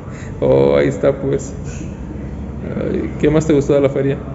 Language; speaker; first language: Spanish; native; Spanish